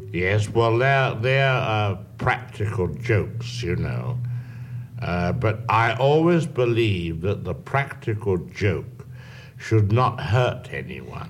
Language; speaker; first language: English; native; English